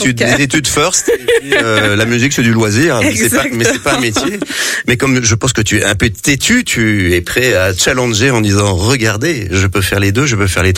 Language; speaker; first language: French; native; French